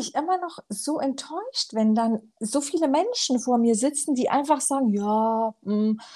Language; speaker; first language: German; early bilingual, other home language; Romanian